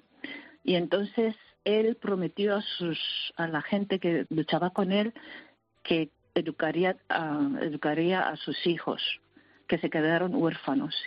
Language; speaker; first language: Spanish; early bilingual, heritage; Spanish